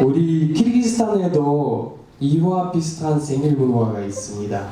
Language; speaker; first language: Korean; non-native, learner; Kyrgyz